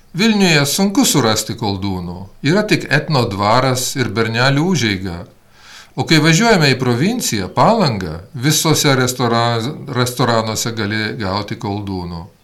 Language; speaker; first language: Lithuanian; early bilingual, heritage; Lithuanian